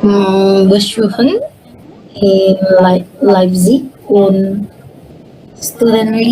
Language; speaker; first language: German; non-native, learner; Indonesian